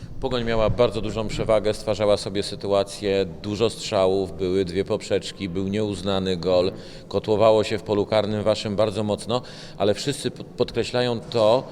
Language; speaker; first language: Polish; native; Polish